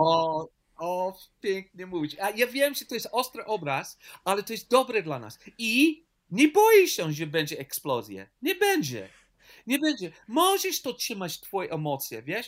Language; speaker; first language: Polish; non-native, learner; English